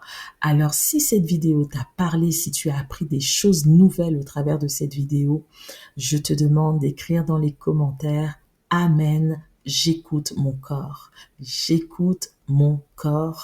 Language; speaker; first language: French; native; French